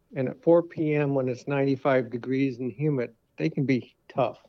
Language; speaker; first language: English; native; English